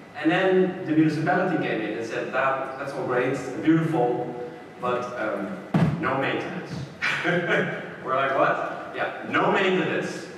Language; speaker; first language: English; non-native, fluent; Dutch